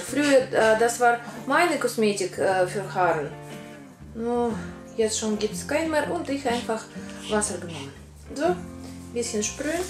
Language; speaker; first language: German; non-native, learner; Russian